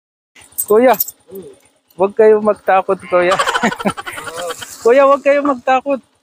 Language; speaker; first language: Filipino; non-native, learner; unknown